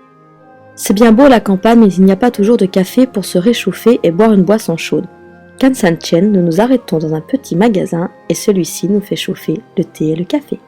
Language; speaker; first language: French; native; French